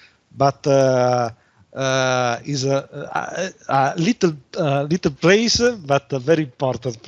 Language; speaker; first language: English; non-native, learner; Italian